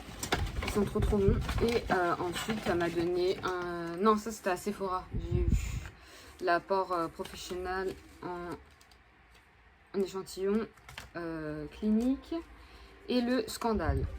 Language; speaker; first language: French; native; French